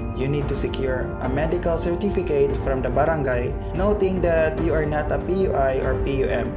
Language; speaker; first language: English; non-native, local second language; Cebuano